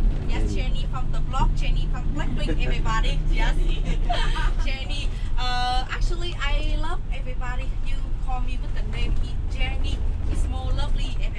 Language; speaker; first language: English; non-native, learner; Vietnamese